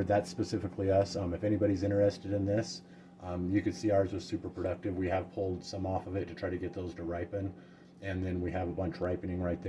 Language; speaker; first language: English; native; English